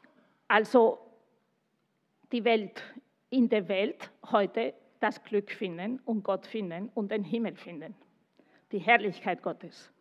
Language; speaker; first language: German; non-native, fluent; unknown